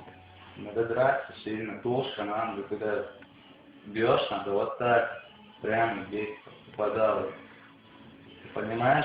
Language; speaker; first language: Russian; non-native, local second language; Chechen